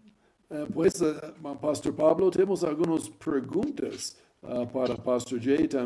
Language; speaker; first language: Spanish; non-native, fluent; English